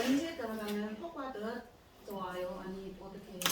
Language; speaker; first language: Korean; non-native, learner; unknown